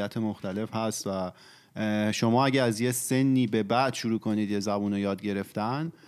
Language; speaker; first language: Persian; native; Persian